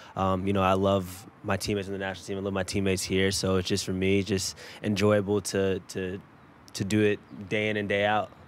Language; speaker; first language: English; native; English